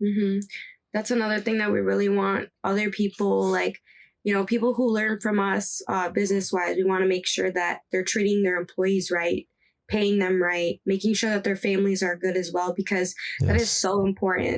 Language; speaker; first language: English; early bilingual, other home language; Spanish